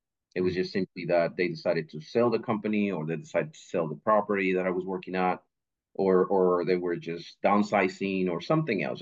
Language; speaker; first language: English; non-native, fluent; Spanish